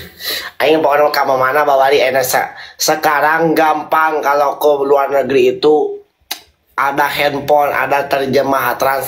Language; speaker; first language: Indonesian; non-native, local second language; Sundanese